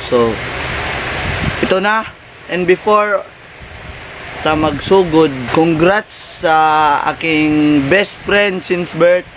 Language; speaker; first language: Filipino; non-native, local second language; Cebuano